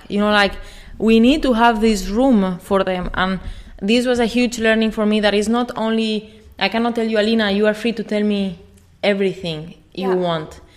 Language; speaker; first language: English; non-native, fluent; Spanish